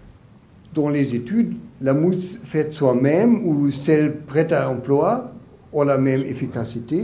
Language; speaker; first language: French; non-native, learner; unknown